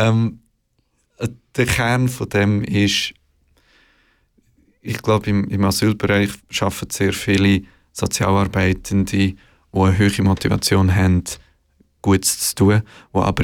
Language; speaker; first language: German; native; German